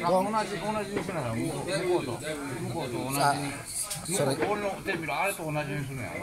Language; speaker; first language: Japanese; native; Japanese